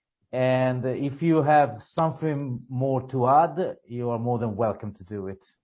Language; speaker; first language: English; non-native, fluent; Italian